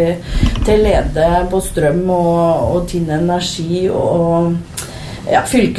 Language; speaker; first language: Norwegian; native; Norwegian